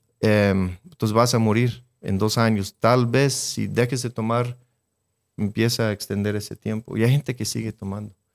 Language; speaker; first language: Spanish; non-native, fluent; English